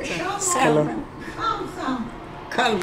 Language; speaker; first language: Hebrew; non-native, learner; Arabic